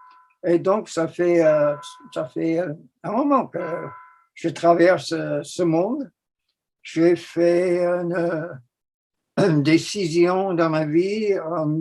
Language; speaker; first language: French; non-native, fluent; English